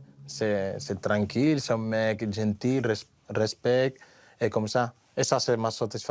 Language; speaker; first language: French; non-native, fluent; Spanish